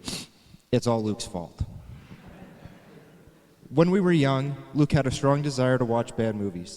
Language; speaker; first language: English; native; English